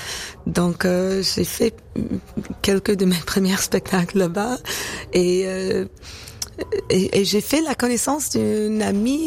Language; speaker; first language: French; non-native, local second language; English